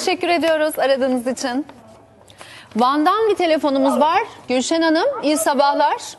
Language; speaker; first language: Turkish; native; Turkish